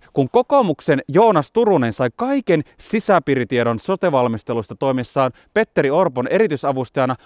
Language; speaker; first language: Finnish; native; Finnish